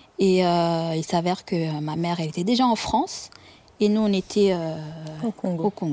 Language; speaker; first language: French; non-native, local second language; Kinyarwanda